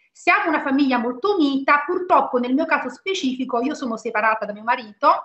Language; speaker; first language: Italian; native; Italian